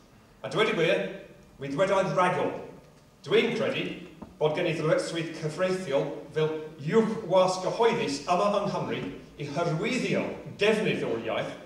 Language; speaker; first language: Welsh; non-native, fluent; English